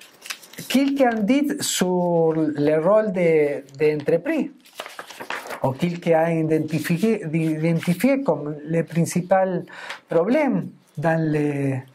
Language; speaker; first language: French; non-native, fluent; Spanish